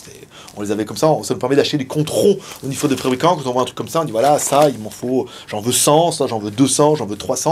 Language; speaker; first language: French; native; French